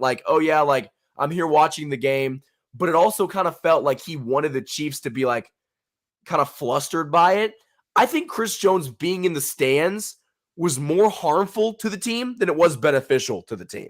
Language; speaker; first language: English; native; English